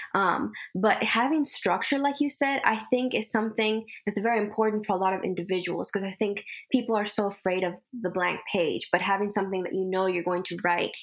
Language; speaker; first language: English; early bilingual, other home language; Spanish